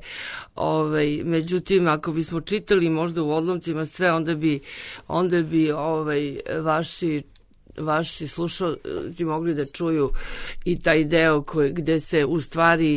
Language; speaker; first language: Serbian; native; Serbian